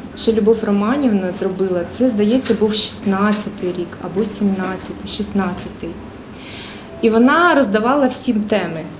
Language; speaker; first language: Ukrainian; non-native, fluent; Tajik